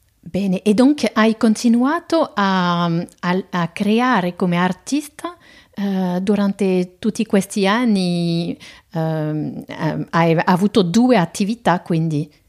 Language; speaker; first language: Italian; non-native, fluent; French